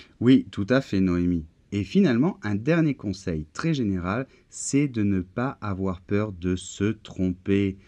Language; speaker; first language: French; native; French